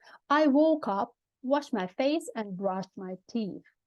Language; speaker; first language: English; non-native, fluent; Ukrainian